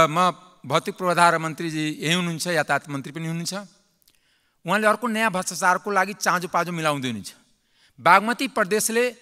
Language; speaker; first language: Nepali; non-native, local second language; Maithili